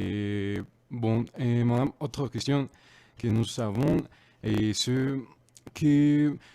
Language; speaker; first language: French; non-native, learner; Spanish